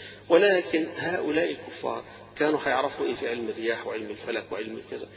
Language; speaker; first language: Arabic; native; Arabic